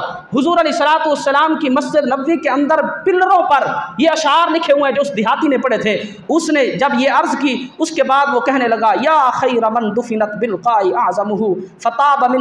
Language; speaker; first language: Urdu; native; Urdu